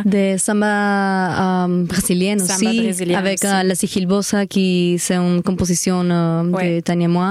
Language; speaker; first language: French; non-native, learner; Spanish